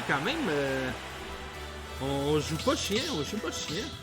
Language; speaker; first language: French; native; French